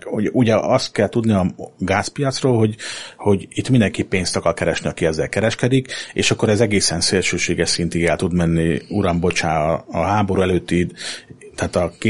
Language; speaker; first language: Hungarian; native; Hungarian